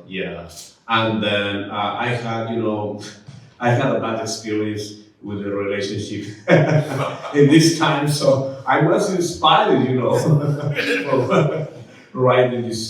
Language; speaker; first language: English; non-native, learner; Spanish